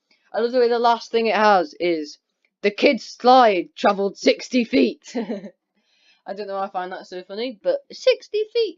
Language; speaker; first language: English; native; English